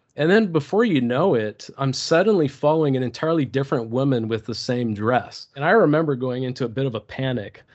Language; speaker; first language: English; early bilingual, other home language; Turkish